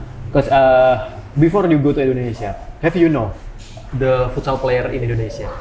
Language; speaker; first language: English; non-native, learner; Indonesian